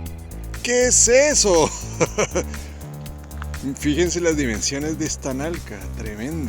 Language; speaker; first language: Spanish; native; Spanish